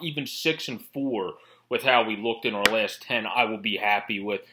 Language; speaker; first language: English; native; English